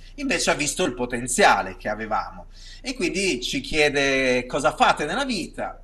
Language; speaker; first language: Italian; native; Italian